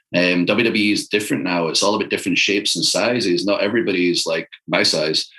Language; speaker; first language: English; native; English